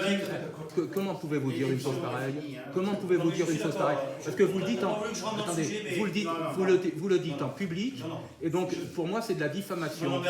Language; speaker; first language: French; native; French